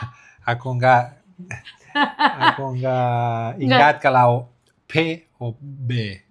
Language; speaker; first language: Indonesian; non-native, learner; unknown